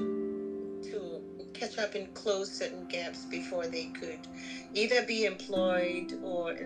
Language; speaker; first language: English; non-native, local second language; Zulu